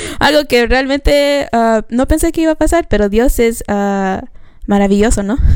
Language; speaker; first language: Spanish; early bilingual, heritage; Spanish